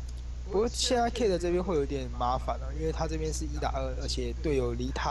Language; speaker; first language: Chinese; native; Chinese